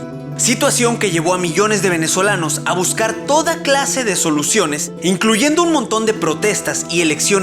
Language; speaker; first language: Spanish; native; Spanish